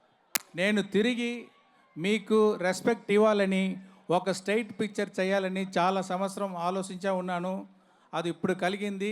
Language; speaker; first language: Telugu; non-native, local second language; Tamil